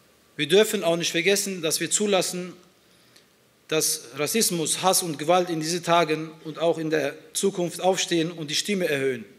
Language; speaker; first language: German; early bilingual, other home language; Turkish